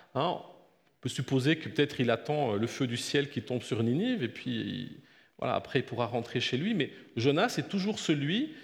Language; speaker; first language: French; native; French